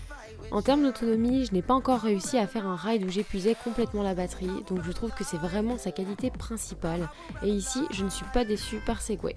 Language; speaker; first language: French; native; French